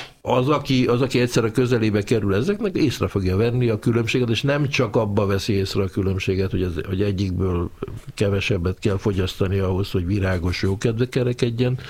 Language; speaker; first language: Hungarian; native; Hungarian